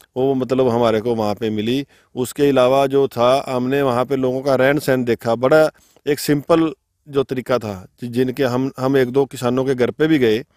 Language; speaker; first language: Hindi; non-native, local second language; Punjabi